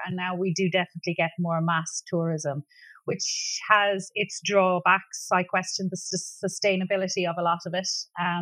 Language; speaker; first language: English; native; English